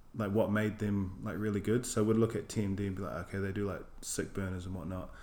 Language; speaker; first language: English; native; English